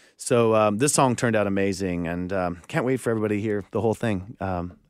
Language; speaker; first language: English; native; English